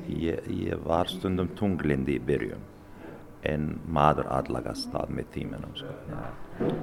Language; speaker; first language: Icelandic; non-native, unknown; Arabic